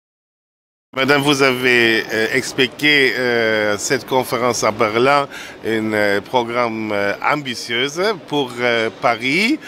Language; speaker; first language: French; non-native, fluent; German